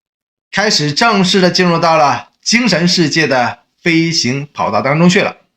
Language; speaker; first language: Chinese; native; Chinese